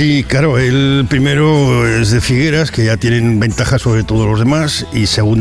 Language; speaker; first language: Spanish; native; Spanish